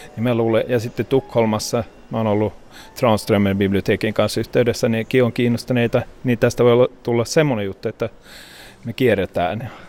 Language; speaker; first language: Finnish; early bilingual, heritage; Finnish